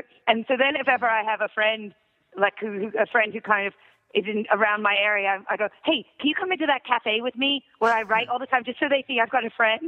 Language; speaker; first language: English; native; English